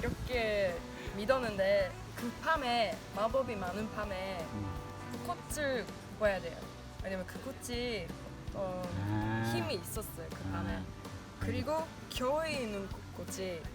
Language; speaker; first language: Korean; non-native, learner; Swedish